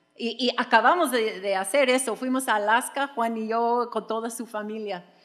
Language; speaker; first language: Spanish; non-native, fluent; English